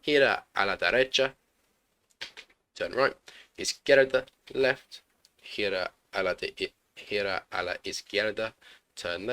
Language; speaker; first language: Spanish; non-native, learner; English